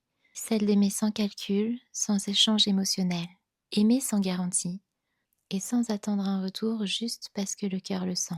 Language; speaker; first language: French; native; French